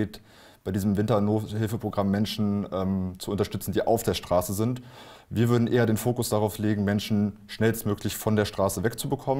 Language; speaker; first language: German; native; German